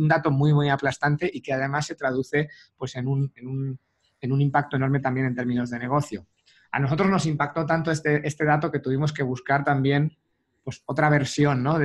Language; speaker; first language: Spanish; native; Spanish